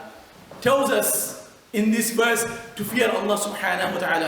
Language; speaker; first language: English; non-native, fluent; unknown